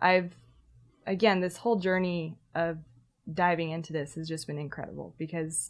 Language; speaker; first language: English; native; English